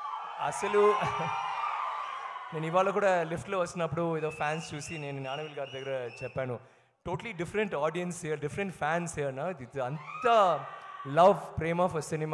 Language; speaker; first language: Telugu; non-native, learner; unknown